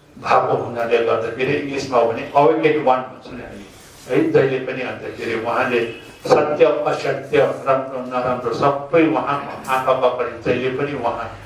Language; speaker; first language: Nepali; non-native, local second language; Sherpa